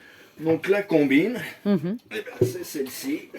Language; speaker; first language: French; native; French